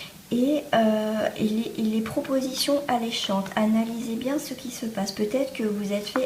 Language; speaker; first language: French; native; French